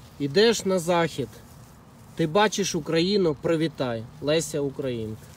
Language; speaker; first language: Ukrainian; non-native, local second language; Russian